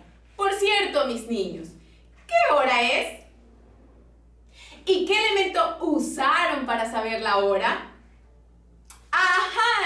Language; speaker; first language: Spanish; native; Spanish